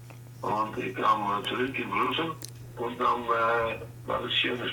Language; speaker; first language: German; non-native, learner; Dutch